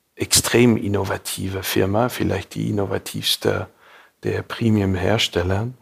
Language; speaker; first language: German; non-native, fluent; English